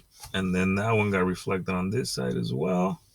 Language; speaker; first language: English; native; English